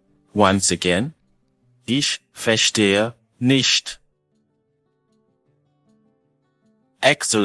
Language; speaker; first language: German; non-native, fluent; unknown